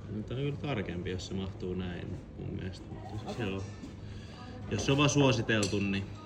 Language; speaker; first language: Finnish; native; Finnish